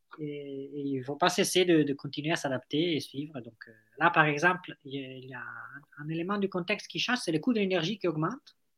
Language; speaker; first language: French; non-native, fluent; Italian